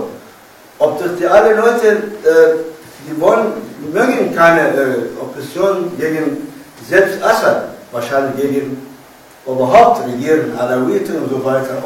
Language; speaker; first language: German; non-native, learner; Arabic